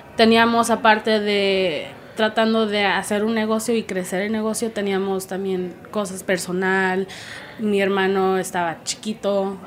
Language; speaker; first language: Spanish; early bilingual, heritage; Spanish